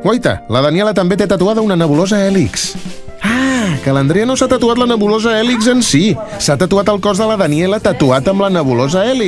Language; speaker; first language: Catalan; native; Catalan